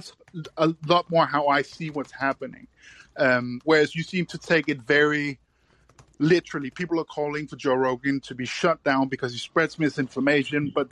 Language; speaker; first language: English; non-native, fluent; Danish